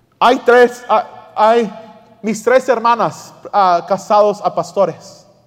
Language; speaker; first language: Spanish; early bilingual, heritage; Spanish